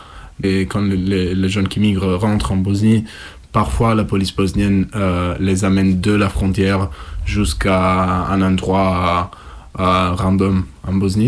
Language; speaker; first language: French; non-native, fluent; Italian